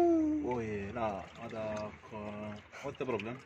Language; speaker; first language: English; non-native, learner; Arabic